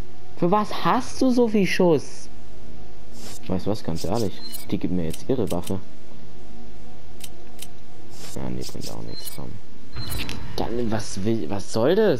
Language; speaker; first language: German; native; German